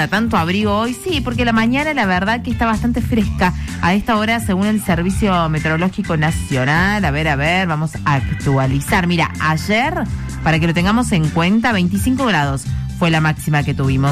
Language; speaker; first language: Spanish; native; Spanish